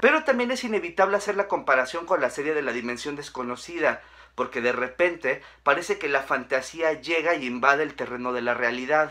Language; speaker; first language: Spanish; native; Spanish